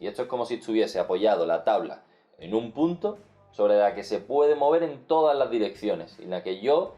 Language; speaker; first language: Spanish; native; Spanish